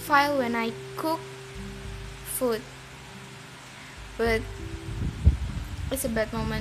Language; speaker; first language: English; non-native, learner; Indonesian